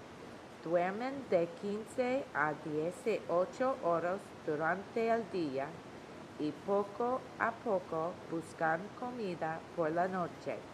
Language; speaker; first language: Spanish; non-native, learner; English